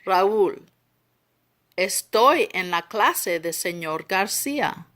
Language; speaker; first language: Spanish; non-native, learner; English